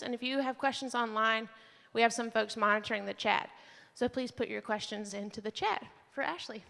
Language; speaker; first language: English; native; English